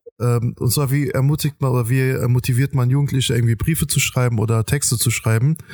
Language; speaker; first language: German; early bilingual, other home language; Persian